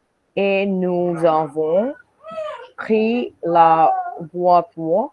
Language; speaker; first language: French; non-native, learner; Bangla